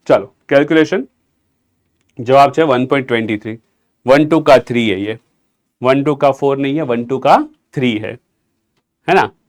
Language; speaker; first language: Hindi; non-native, local second language; Gujarati